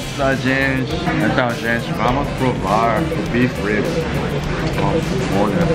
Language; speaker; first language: Portuguese; non-native, learner; English